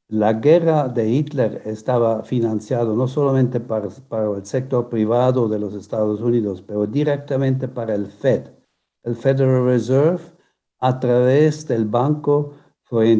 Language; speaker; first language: Spanish; non-native, fluent; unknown